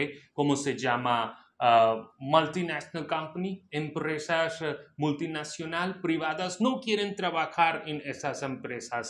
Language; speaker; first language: Spanish; non-native, local second language; Hindi